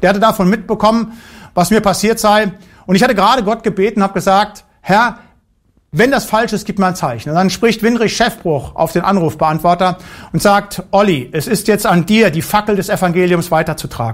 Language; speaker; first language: German; native; German